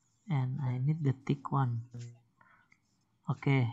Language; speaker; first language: English; non-native, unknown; Indonesian